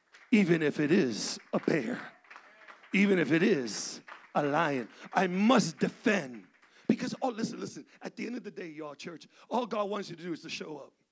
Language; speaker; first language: English; early bilingual, other home language; Spanish